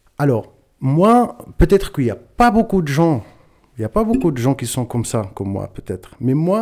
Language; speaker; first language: French; non-native, local second language; Tachelhit